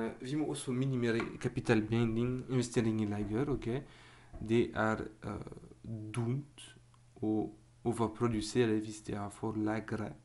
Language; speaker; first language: Norwegian; non-native, fluent; French